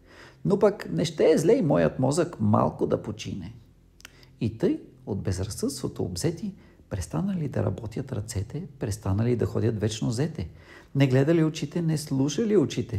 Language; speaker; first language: Bulgarian; native; Bulgarian